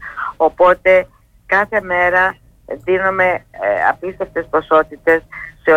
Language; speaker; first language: Greek; native; Greek